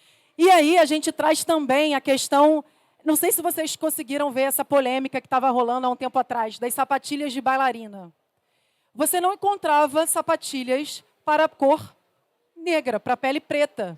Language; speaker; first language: Portuguese; native; Portuguese